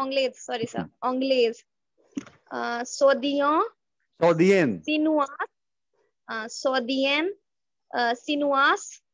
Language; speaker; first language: French; non-native, learner; Hindi